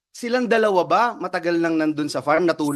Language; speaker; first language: Filipino; native; Filipino